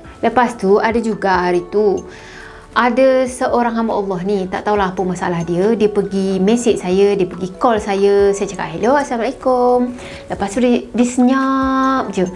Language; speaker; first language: Malay; native; Malay